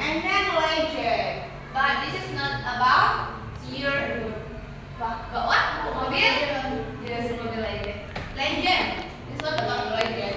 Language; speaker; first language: English; non-native, learner; Indonesian